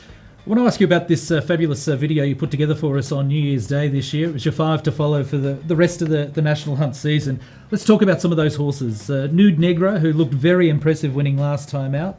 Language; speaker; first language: English; native; English